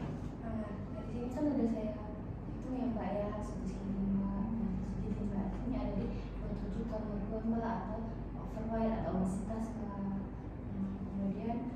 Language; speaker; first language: Indonesian; native; Indonesian